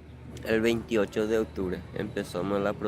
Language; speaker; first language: Spanish; non-native, local second language; Guarani